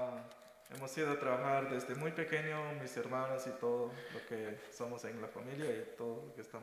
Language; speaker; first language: Spanish; non-native, local second language; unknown